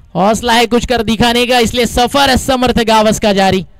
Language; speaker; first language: Hindi; non-native, local second language; Marathi